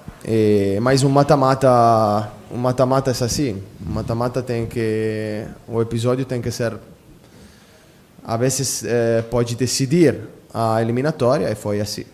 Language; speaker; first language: Portuguese; non-native, fluent; Italian